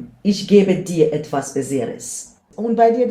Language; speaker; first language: German; non-native, learner; English